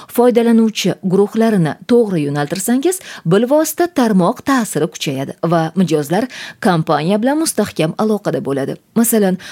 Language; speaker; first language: Uzbek; native; Uzbek